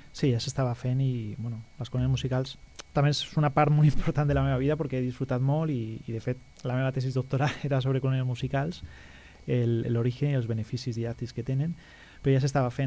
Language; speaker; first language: Catalan; non-native, local second language; Spanish